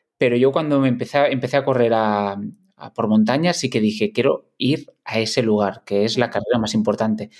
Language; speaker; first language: Spanish; non-native, local second language; Catalan